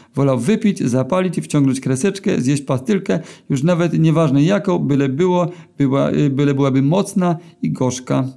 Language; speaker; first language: Polish; native; Polish